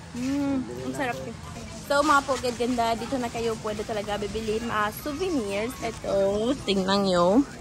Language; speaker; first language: Filipino; non-native, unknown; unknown